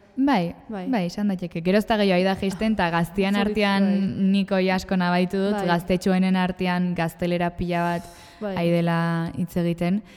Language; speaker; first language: Basque; native; Basque